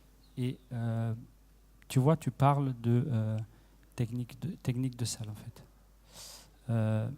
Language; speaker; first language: French; native; French